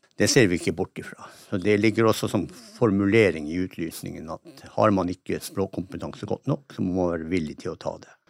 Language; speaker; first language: Norwegian; native; Norwegian